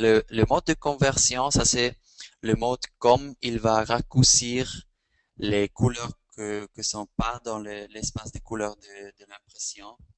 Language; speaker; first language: French; non-native, fluent; Spanish